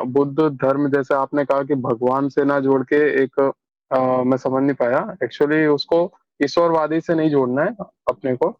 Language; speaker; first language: Hindi; native; Hindi